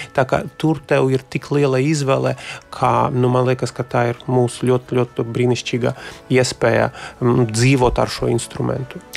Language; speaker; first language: Latvian; non-native, local second language; Russian